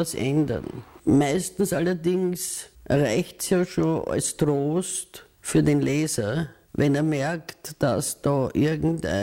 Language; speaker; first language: German; non-native, local second language; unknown